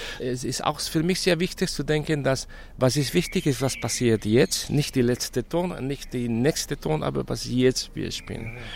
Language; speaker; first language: German; non-native, fluent; Spanish